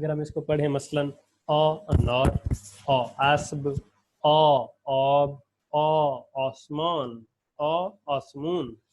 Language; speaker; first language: Persian; non-native, fluent; Urdu